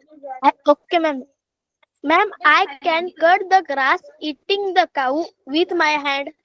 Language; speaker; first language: English; non-native, learner; Marathi